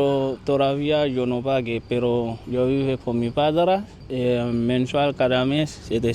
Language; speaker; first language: Spanish; non-native, learner; Haitian Creole